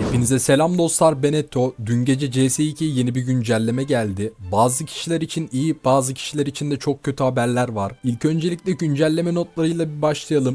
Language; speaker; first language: Turkish; native; Turkish